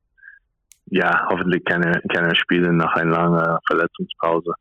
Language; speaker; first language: German; non-native, fluent; English